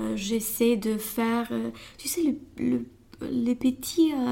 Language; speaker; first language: French; non-native, fluent; Romanian